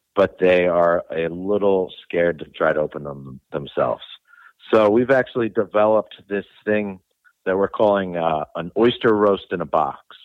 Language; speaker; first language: English; native; English